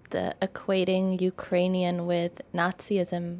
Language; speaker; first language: English; early bilingual, other home language; Russian